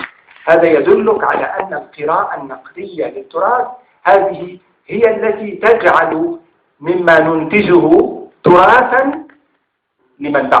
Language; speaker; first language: Arabic; native; Arabic